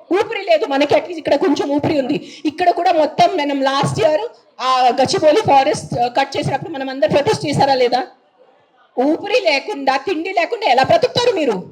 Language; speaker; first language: Telugu; non-native, fluent; Marathi